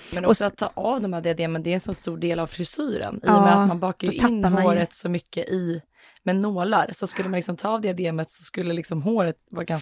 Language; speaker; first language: Swedish; native; Swedish